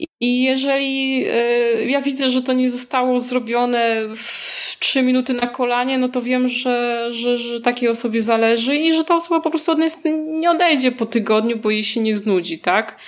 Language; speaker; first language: Polish; native; Polish